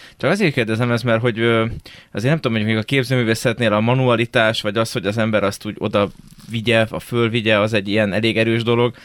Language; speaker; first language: Hungarian; native; Hungarian